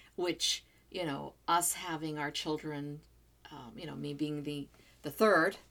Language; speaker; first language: English; non-native, fluent; Portuguese